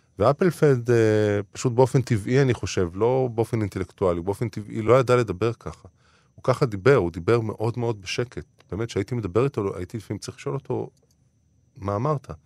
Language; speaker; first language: Hebrew; native; Hebrew